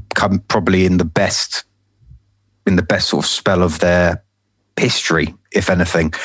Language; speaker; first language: English; native; English